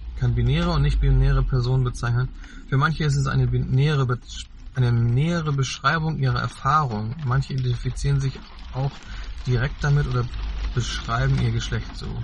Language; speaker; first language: German; native; German